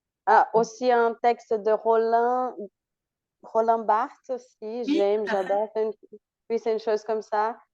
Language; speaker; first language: French; non-native, fluent; Portuguese